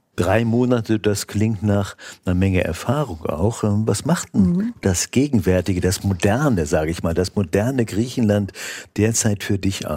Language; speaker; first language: German; native; German